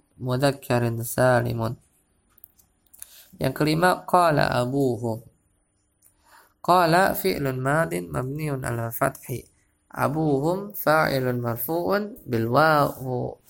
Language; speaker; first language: Arabic; non-native, fluent; Indonesian